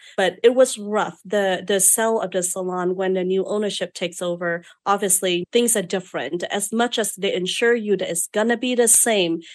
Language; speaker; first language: English; non-native, fluent; Vietnamese